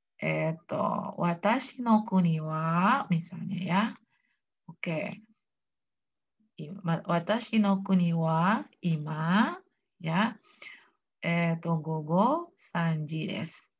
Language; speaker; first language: Japanese; non-native, fluent; Indonesian